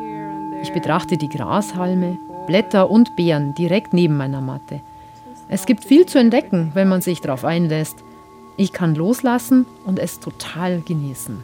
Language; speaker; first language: German; native; German